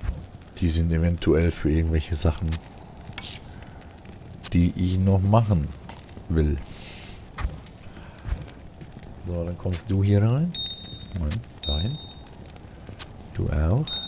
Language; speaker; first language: German; native; German